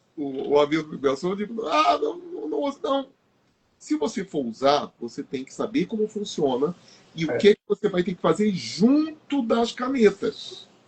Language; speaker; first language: Portuguese; native; Portuguese